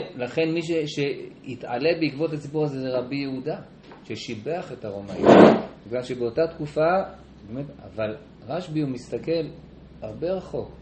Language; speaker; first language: Hebrew; native; Hebrew